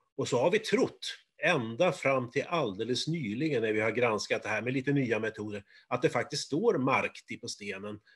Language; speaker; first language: Swedish; native; Swedish